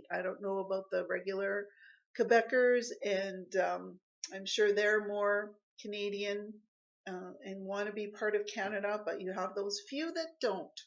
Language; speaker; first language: English; native; English